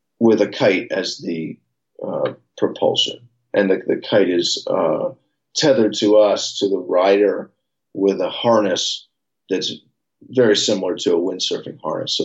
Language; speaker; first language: English; native; English